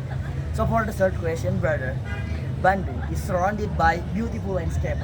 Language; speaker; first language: English; non-native, learner; Indonesian